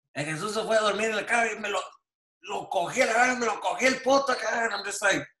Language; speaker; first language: English; early bilingual, other home language; Spanish